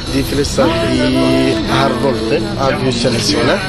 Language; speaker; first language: Norwegian; non-native, learner; Somali